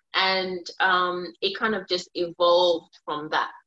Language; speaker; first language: English; early bilingual, other home language; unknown